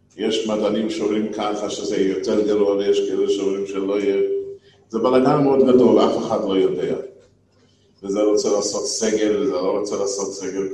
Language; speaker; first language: Hebrew; non-native, fluent; English